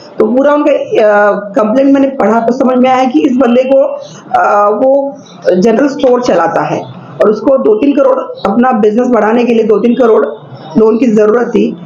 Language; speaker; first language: Hindi; non-native, local second language; Marathi